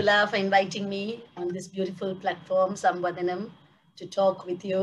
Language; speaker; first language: English; non-native, local second language; Tamil